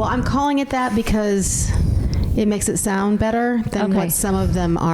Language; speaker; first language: English; native; English